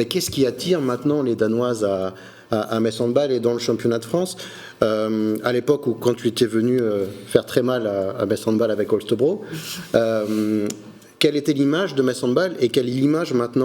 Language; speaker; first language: French; native; French